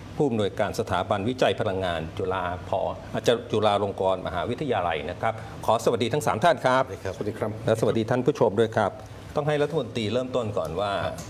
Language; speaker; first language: Thai; native; Thai